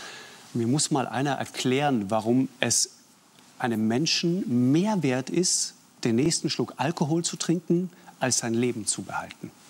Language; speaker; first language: German; native; German